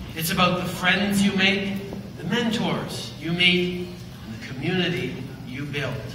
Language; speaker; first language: English; early bilingual, other home language; French